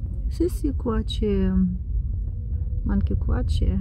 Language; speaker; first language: Italian; non-native, learner; Russian